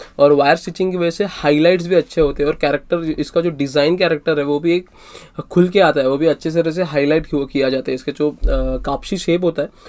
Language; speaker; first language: Hindi; non-native, local second language; Marathi